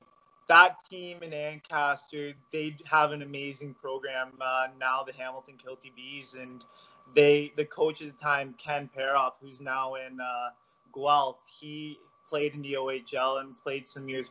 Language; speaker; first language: English; native; English